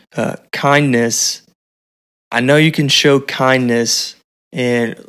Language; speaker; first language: English; native; English